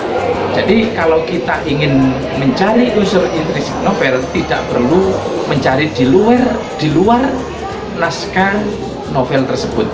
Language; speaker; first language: Indonesian; native; Indonesian